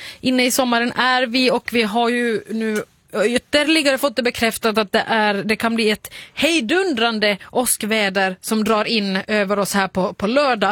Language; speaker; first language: Swedish; native; Swedish